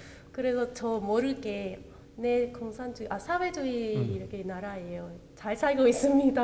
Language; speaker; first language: Korean; non-native, local second language; Vietnamese